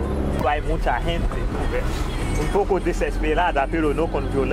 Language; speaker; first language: Spanish; non-native, fluent; Haitian Creole